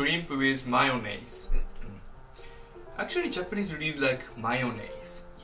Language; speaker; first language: English; non-native, fluent; Japanese